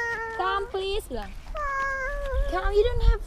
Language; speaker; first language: English; non-native, learner; Indonesian